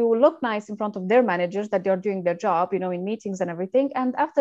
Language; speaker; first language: English; non-native, fluent; Romanian